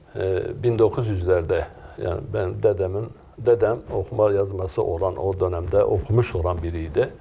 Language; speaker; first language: Turkish; non-native, local second language; Kurdish